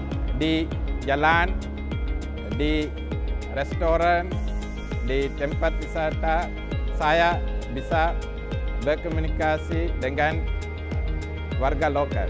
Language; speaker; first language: Indonesian; non-native, learner; Sinhala